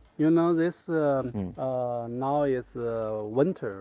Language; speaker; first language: English; non-native, learner; Chinese